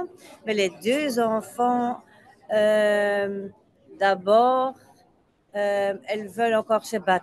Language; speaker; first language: French; non-native, local second language; Dutch